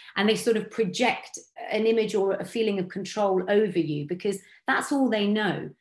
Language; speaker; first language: English; native; English